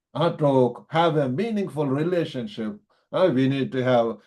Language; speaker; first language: English; non-native, local second language; Telugu